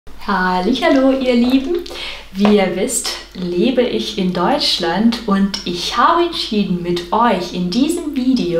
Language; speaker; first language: German; non-native, fluent; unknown